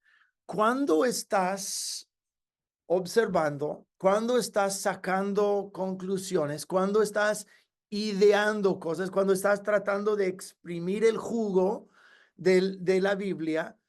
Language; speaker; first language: Spanish; non-native, fluent; English